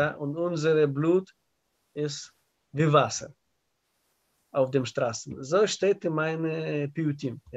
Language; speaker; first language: German; non-native, learner; Russian